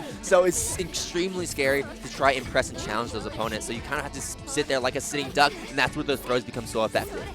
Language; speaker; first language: English; native; English